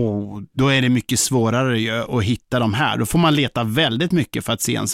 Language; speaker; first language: Swedish; native; Swedish